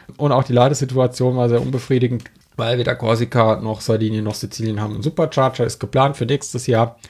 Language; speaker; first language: German; non-native, fluent; French